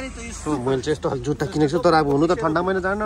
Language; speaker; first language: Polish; non-native, learner; Nepali